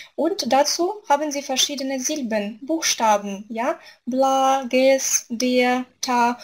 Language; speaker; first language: German; non-native, fluent; Russian